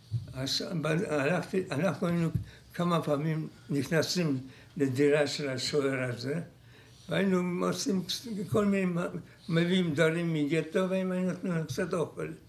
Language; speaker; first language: Hebrew; non-native, fluent; Polish